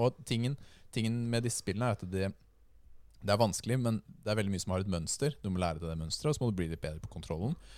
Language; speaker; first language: Norwegian; native; Norwegian